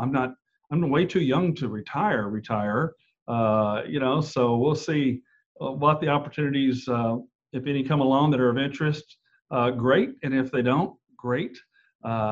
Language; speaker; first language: English; native; English